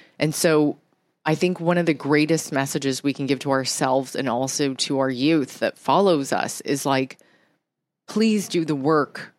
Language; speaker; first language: English; early bilingual, other home language; Japanese